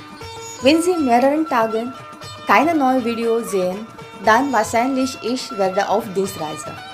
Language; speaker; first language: German; non-native, fluent; Marathi